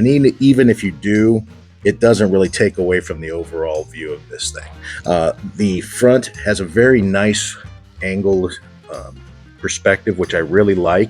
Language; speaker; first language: English; native; English